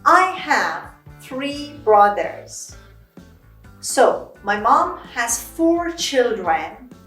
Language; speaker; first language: English; non-native, fluent; Persian